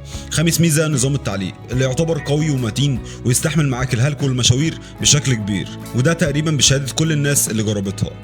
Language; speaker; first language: Arabic; native; Arabic